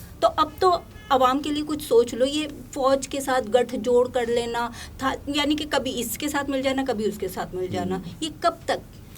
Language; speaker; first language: Urdu; native; Urdu